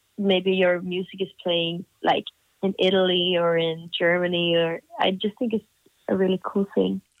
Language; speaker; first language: English; non-native, fluent; Swedish